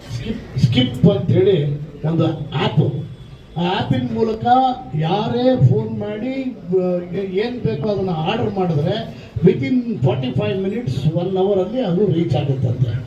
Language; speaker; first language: Kannada; native; Kannada